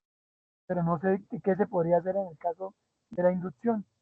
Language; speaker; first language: Spanish; native; Spanish